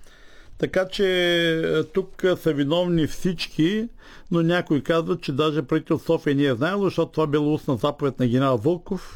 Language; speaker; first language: Bulgarian; native; Bulgarian